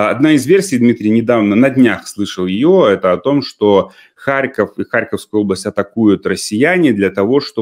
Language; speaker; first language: Russian; native; Russian